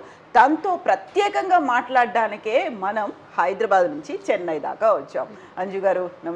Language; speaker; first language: Telugu; native; Telugu